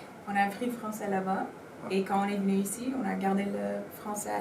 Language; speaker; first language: French; non-native, local second language; Spanish